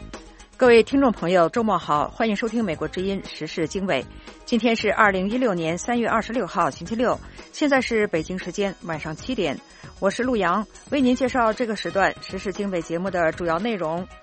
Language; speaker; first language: Chinese; native; Chinese